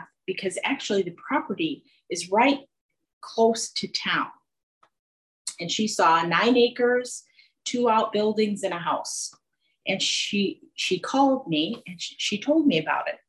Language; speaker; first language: English; native; English